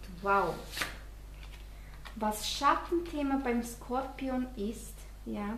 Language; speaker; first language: German; non-native, fluent; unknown